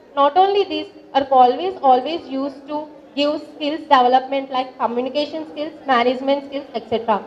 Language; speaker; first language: English; non-native, local second language; Telugu